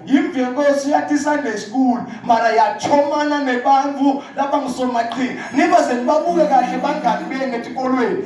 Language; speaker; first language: Zulu; non-native, local second language; Swati